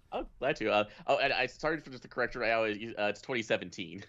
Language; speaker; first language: English; native; English